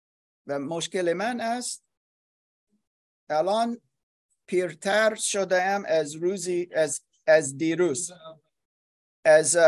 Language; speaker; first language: Persian; non-native, fluent; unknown